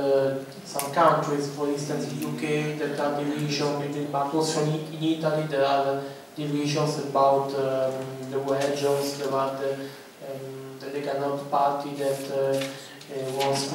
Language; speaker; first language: English; non-native, fluent; Italian